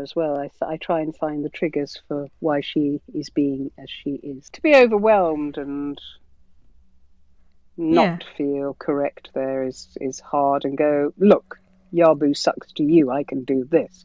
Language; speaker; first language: English; native; English